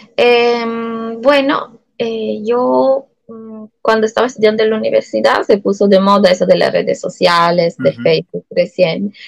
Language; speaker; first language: Spanish; non-native, fluent; Italian